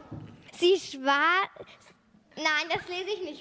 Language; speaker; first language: German; native; German